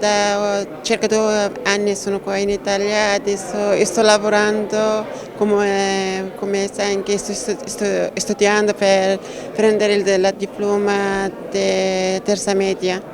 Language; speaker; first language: Italian; non-native, learner; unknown